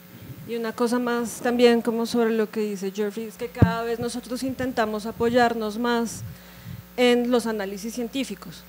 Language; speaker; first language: Spanish; native; Spanish